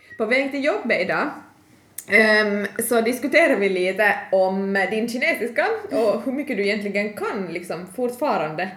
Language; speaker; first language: Swedish; native; Swedish